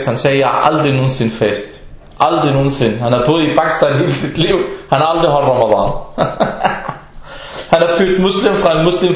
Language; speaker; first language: Danish; non-native, local second language; Arabic